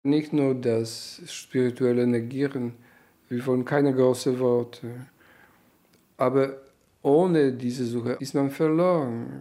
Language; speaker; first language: German; non-native, fluent; Polish